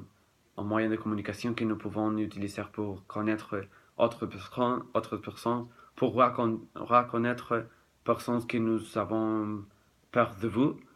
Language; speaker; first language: French; non-native, learner; Spanish